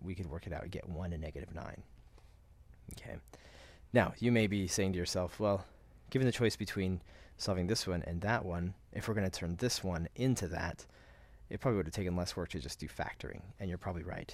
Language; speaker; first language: English; native; English